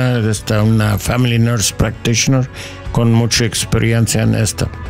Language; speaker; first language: Spanish; non-native, learner; English